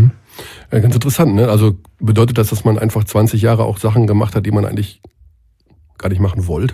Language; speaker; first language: German; native; German